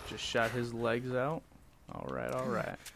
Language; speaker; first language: English; native; English